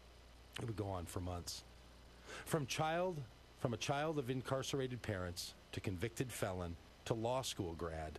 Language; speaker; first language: English; native; English